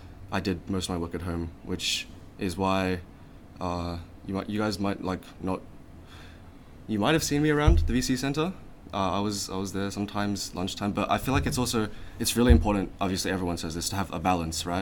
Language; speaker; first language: English; early bilingual, other home language; Chinese